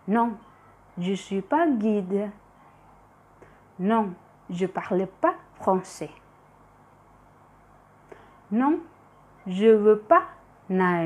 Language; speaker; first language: French; non-native, fluent; Indonesian